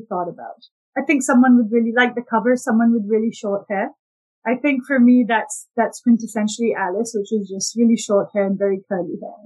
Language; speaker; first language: English; non-native, local second language; Urdu